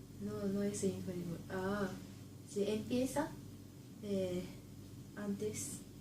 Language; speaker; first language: Spanish; non-native, learner; Japanese